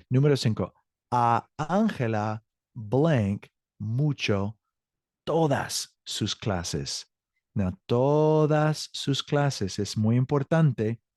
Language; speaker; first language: Spanish; non-native, learner; English